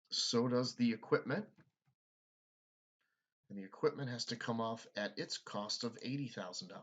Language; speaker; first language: English; native; English